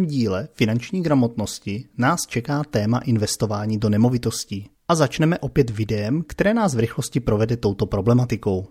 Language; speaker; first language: Czech; native; Czech